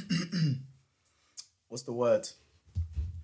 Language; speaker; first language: English; native; English